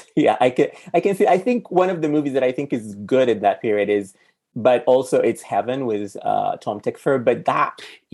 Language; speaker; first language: English; non-native, fluent; Arabic